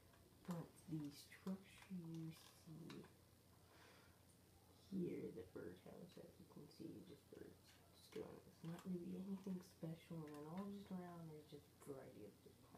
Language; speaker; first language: English; native; English